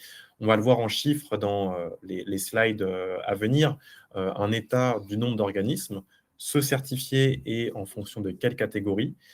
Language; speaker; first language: French; native; French